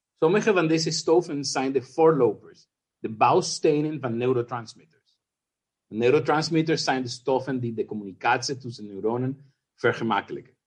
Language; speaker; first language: Dutch; non-native, fluent; Spanish